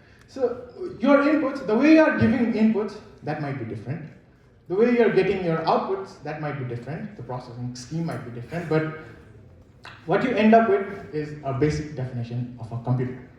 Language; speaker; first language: English; non-native, local second language; Nepali